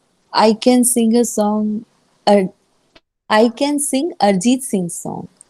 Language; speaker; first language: English; non-native, learner; Hindi